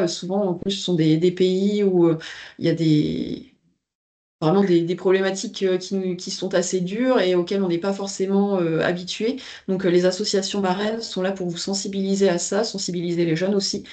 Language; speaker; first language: French; native; French